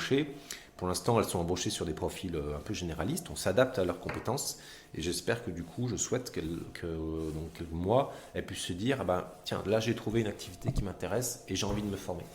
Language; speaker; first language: French; native; French